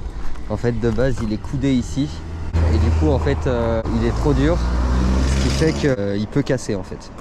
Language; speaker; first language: French; native; French